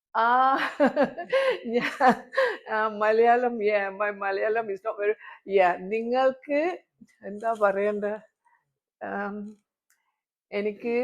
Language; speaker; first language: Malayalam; early bilingual, heritage; Malayalam